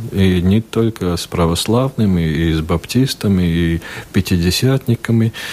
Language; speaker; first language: Russian; non-native, local second language; Latvian